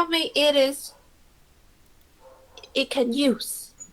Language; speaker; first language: English; non-native, learner; Chinese